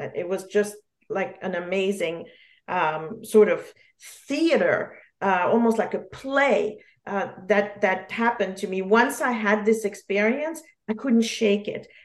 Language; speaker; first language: English; non-native, fluent; French